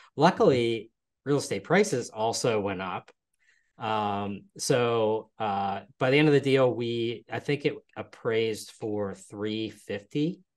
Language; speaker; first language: English; native; English